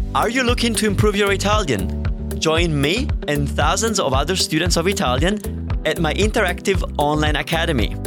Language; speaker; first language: English; non-native, fluent; Italian